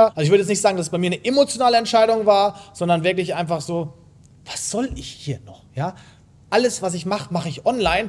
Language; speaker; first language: German; native; German